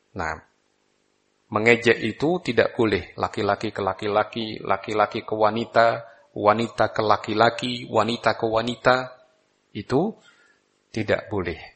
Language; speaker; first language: Malay; non-native, local second language; Javanese